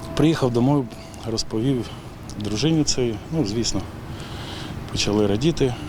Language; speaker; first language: Ukrainian; native; Ukrainian